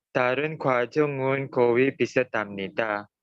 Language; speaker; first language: Korean; non-native, learner; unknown